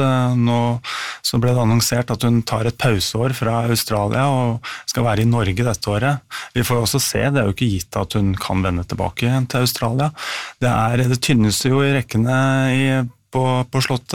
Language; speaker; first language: Norwegian; native; Norwegian